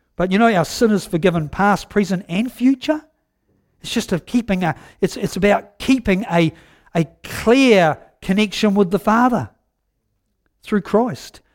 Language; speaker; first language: English; native; English